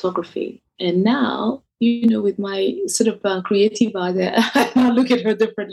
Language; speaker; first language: English; non-native, local second language; Igbo